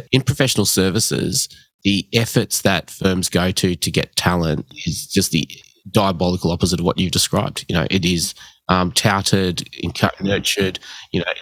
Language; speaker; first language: English; early bilingual, other home language; Hindi